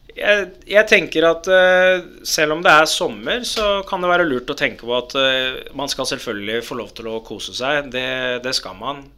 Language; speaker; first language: Norwegian; early bilingual, other home language; Arabic